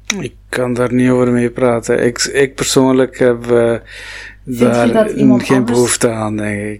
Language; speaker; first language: Dutch; non-native, local second language; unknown